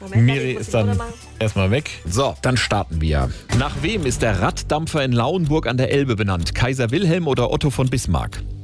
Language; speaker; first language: German; native; German